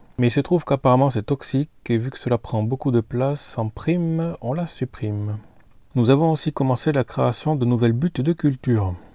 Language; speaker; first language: French; native; French